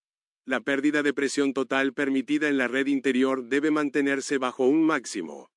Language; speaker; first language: Spanish; native; Spanish